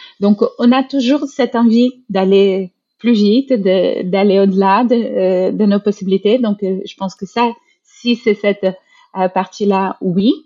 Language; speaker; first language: French; non-native, fluent; Portuguese